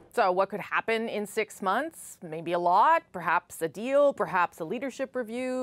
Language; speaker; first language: English; native; English